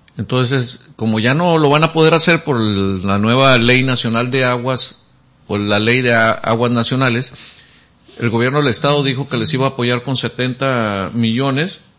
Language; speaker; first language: Spanish; native; Spanish